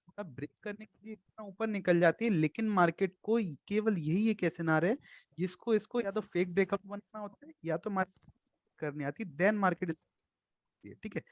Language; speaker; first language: Hindi; native; Hindi